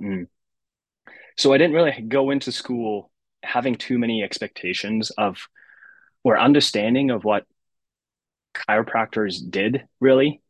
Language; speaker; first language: English; early bilingual, other home language; Japanese